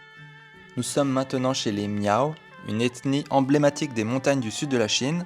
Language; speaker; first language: French; native; French